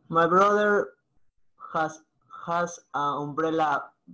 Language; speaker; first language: English; non-native, learner; Spanish